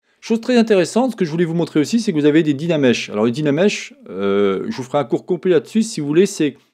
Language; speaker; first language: French; native; French